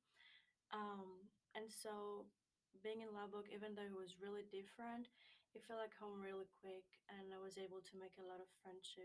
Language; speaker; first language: English; non-native, fluent; Greek